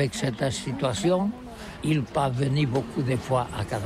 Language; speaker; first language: French; non-native, learner; Catalan